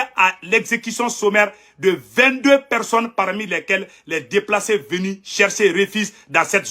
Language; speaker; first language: French; non-native, local second language; Bambara